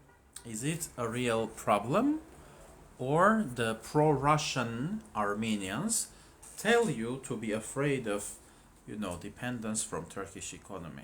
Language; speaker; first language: English; non-native, fluent; Armenian